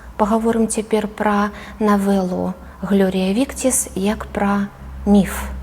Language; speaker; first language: Belarusian; native; Belarusian